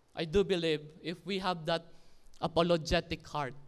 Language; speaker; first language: English; non-native, local second language; Filipino